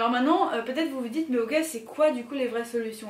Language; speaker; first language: French; native; French